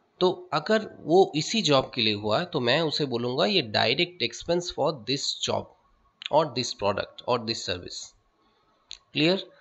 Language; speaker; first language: Hindi; non-native, local second language; Bangla